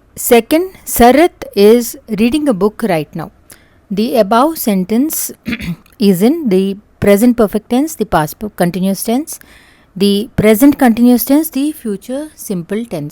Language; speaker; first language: English; non-native, local second language; Telugu